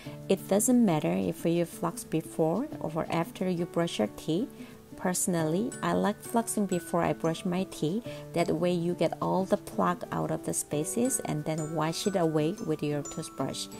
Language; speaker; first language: English; non-native, fluent; Korean